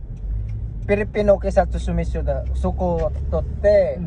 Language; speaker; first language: Japanese; non-native, learner; Filipino